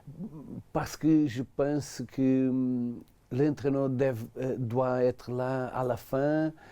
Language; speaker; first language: French; non-native, learner; Portuguese